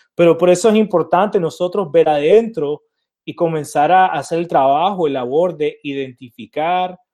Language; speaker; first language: Spanish; early bilingual, heritage; Spanish